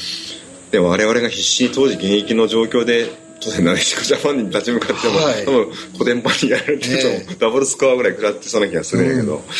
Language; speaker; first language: Japanese; native; Japanese